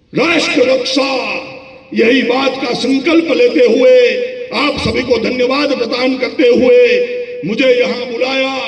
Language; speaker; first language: Hindi; non-native, local second language; Gujarati